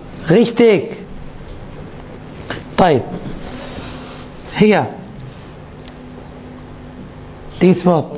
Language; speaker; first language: German; non-native, fluent; Arabic